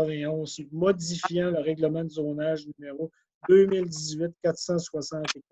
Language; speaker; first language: French; native; French